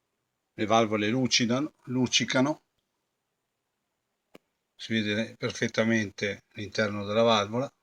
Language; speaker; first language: Italian; native; Italian